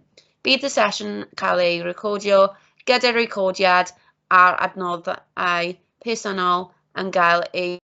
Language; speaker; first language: Welsh; non-native, local second language; English